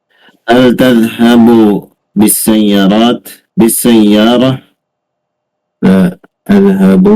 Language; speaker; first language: Arabic; non-native, learner; Indonesian